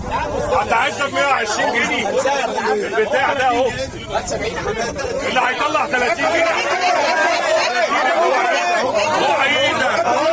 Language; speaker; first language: Arabic; native; Arabic